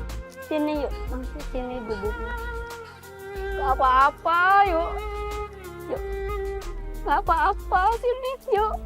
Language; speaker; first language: Indonesian; native; Indonesian